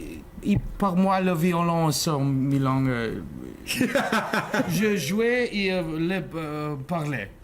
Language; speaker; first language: French; non-native, learner; Russian